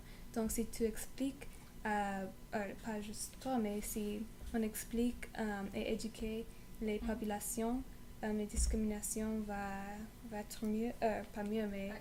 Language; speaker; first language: French; non-native, learner; English